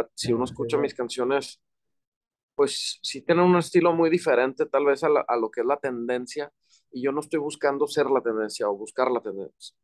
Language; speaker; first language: Spanish; native; Spanish